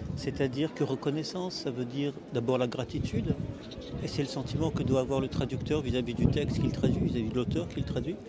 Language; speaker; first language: French; early bilingual, other home language; Russian